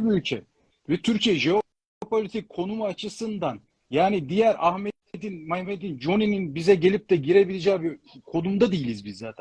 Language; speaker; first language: Turkish; native; Turkish